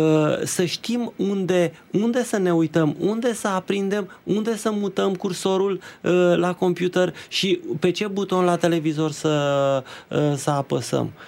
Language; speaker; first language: Romanian; native; Romanian